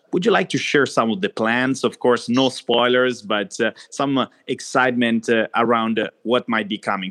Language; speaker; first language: English; non-native, fluent; Italian